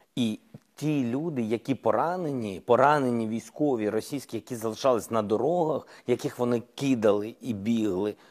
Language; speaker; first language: Ukrainian; non-native, local second language; Russian